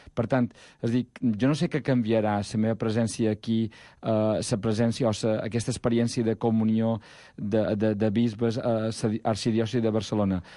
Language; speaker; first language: Catalan; native; Catalan